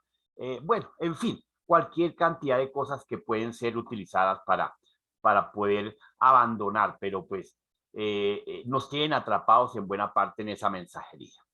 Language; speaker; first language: Spanish; native; Spanish